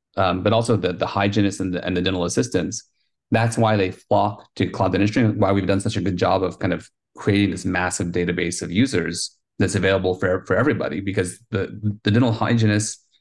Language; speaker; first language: English; early bilingual, heritage; Spanish